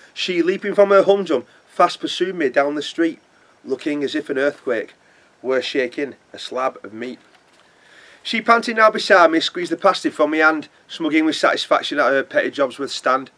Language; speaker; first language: English; native; English